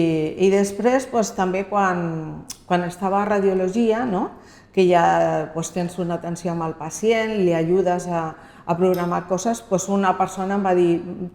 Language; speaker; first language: Catalan; non-native, local second language; Spanish